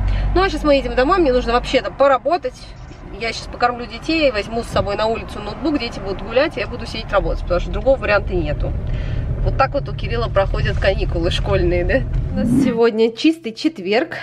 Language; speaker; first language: Russian; native; Russian